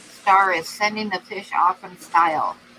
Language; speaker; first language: English; native; English